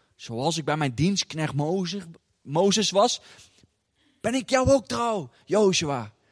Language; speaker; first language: Dutch; native; Dutch